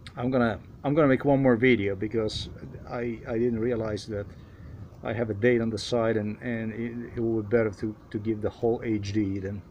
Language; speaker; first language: English; non-native, fluent; Slovenian